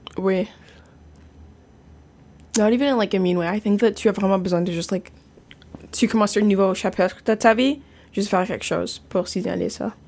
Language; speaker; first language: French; non-native, fluent; English